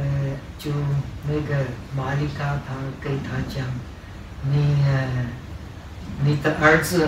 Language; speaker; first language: Chinese; non-native, fluent; Czech